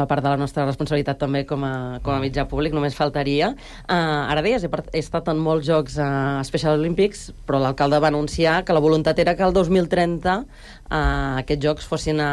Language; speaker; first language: Catalan; native; Catalan